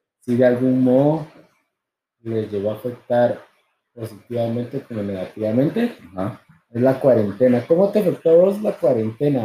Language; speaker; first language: Spanish; native; Spanish